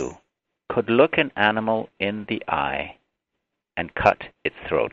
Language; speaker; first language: English; native; English